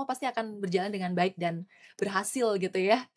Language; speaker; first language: Indonesian; native; Indonesian